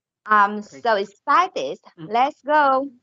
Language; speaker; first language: English; non-native, learner; Vietnamese